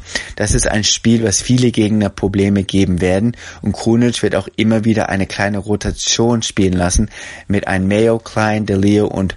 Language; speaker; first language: German; native; German